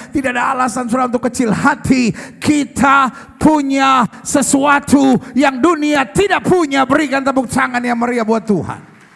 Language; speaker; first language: Indonesian; native; Indonesian